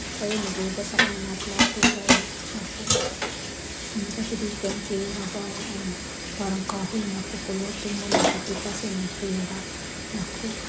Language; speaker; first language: Filipino; non-native, local second language; Waray